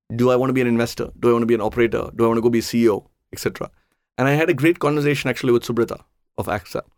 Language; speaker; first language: English; non-native, local second language; Tamil